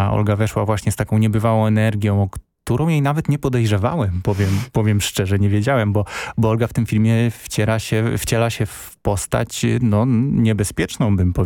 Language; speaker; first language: Polish; native; Polish